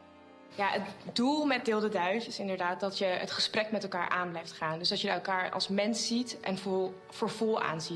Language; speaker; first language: Dutch; native; Dutch